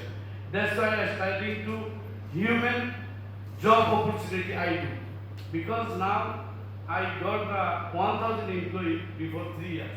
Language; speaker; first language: English; non-native, learner; Bangla